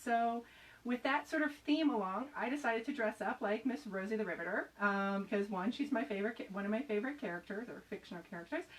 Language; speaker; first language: English; native; English